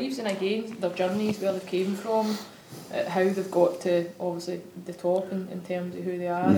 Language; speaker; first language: English; native; English